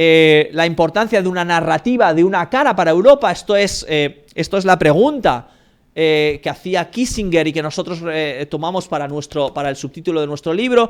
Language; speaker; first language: Spanish; native; Spanish